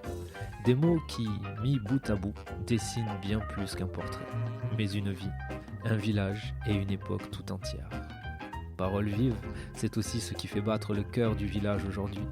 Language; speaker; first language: French; native; French